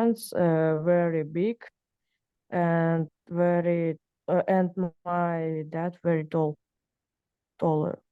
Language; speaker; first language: English; non-native, learner; Russian